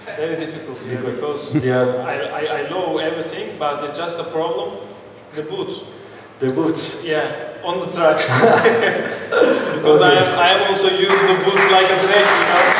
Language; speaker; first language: English; non-native, learner; Turkish